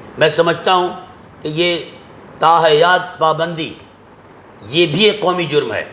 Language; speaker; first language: Urdu; native; Urdu